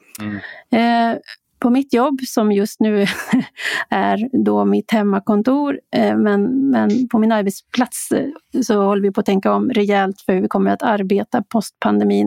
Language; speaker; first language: Swedish; native; Swedish